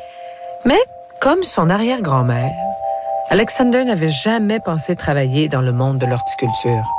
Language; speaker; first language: French; native; French